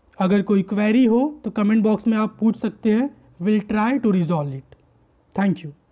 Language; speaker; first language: Hindi; native; Hindi